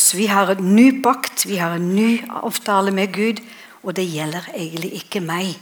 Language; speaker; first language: Norwegian; non-native, fluent; English